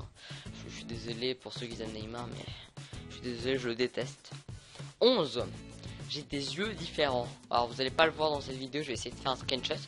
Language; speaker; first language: French; native; French